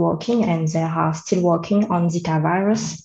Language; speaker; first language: English; non-native, learner; French